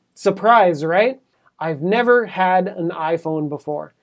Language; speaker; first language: English; native; English